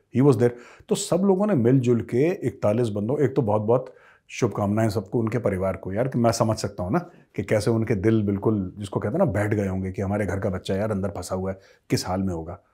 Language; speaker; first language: Hindi; native; Hindi